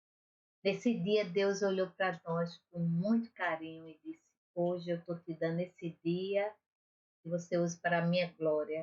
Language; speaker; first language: Portuguese; native; Portuguese